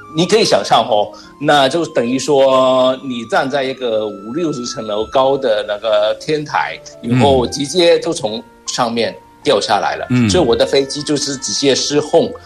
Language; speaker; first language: Chinese; non-native, local second language; Cantonese